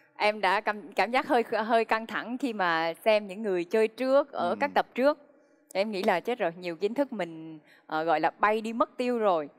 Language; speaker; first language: Vietnamese; non-native, local second language; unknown